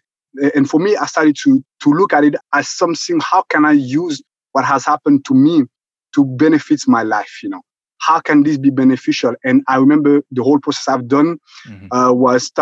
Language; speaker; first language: English; non-native, local second language; Kinyarwanda